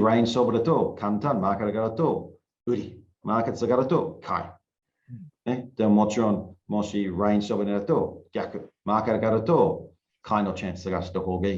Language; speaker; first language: Japanese; non-native, learner; English